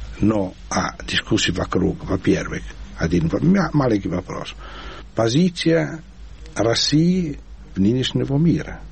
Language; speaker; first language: Russian; non-native, fluent; Italian